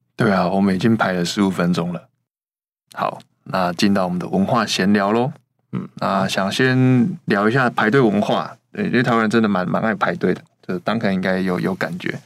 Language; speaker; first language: Chinese; native; Chinese